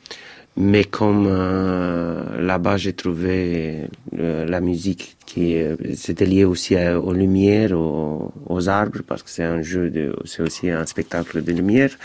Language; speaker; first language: French; non-native, fluent; Romanian